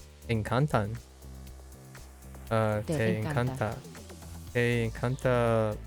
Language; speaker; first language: Spanish; non-native, learner; English